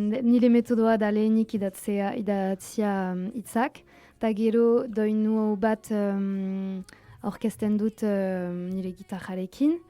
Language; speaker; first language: Basque; non-native, local second language; French